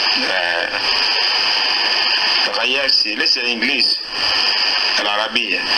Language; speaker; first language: Arabic; non-native, learner; Soninke